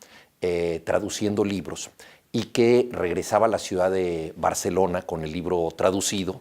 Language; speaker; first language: Spanish; native; Spanish